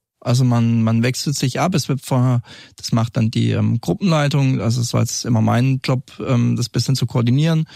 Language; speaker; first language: German; native; German